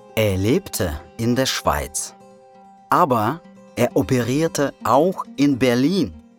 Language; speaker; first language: German; non-native, fluent; Russian